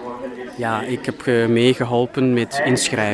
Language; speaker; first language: Dutch; non-native, fluent; Thai